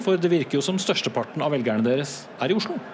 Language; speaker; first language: Norwegian; native; Norwegian